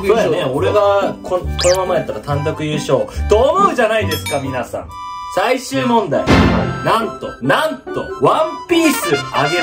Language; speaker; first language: Japanese; native; Japanese